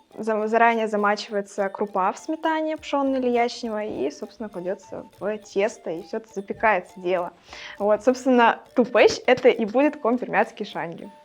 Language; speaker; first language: Russian; native; Russian